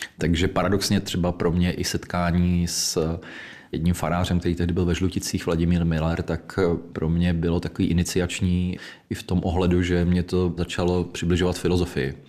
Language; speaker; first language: Czech; native; Czech